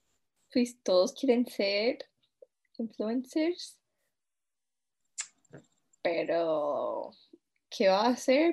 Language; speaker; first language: Spanish; non-native, fluent; English